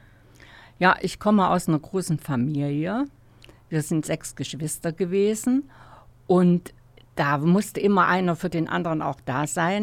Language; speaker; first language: German; native; German